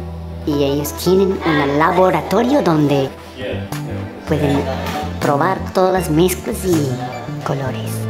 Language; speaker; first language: Spanish; non-native, learner; English